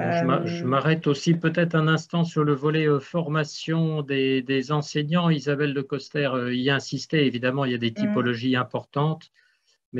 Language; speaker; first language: French; native; French